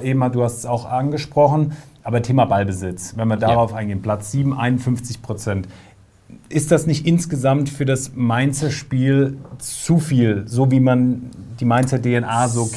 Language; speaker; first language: German; native; German